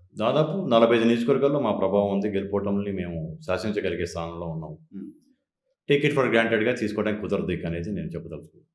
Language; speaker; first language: Telugu; native; Telugu